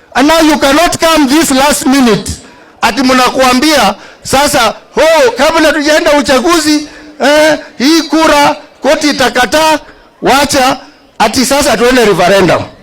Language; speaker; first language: Swahili; native; Swahili